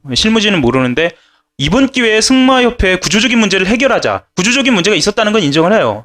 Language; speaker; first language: Korean; native; Korean